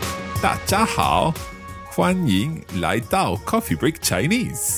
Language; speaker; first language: Chinese; non-native, learner; English